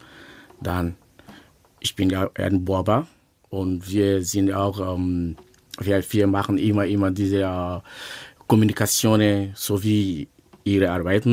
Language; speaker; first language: German; non-native, learner; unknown